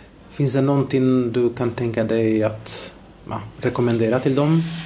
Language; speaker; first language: Swedish; non-native, fluent; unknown